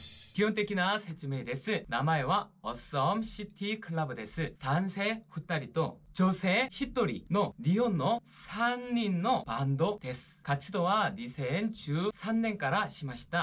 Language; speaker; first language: Japanese; non-native, learner; Korean